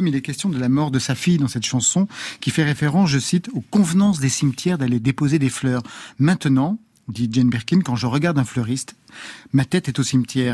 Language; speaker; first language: French; native; French